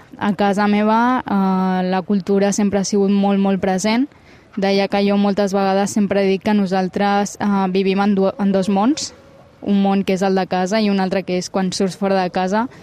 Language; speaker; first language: Catalan; early bilingual, other home language; Punjabi